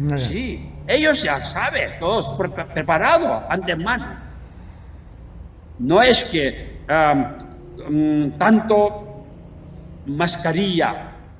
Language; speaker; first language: Spanish; non-native, learner; Tibetan